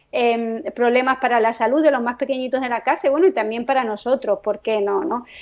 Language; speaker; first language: Spanish; native; Spanish